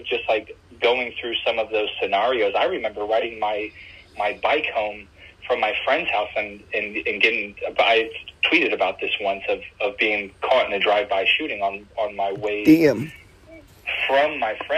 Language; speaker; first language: English; native; English